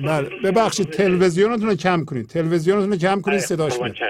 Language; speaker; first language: Persian; native; Persian